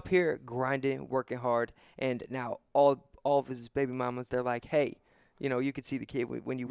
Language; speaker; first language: English; native; English